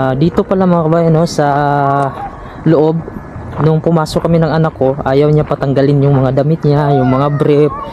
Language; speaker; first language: Filipino; non-native, local second language; Cebuano